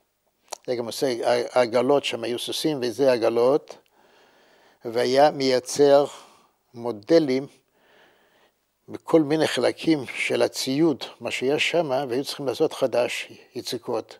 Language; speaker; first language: Hebrew; non-native, fluent; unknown